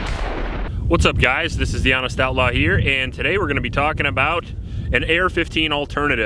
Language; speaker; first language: English; native; English